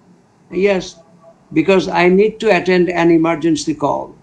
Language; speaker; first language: English; non-native, fluent; Bangla